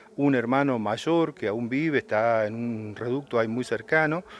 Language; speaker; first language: Spanish; native; Spanish